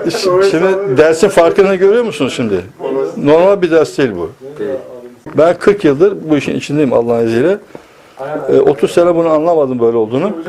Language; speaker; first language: Turkish; native; Turkish